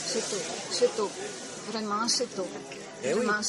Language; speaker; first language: French; non-native, learner; Italian